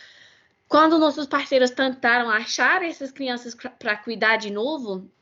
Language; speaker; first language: Portuguese; non-native, fluent; English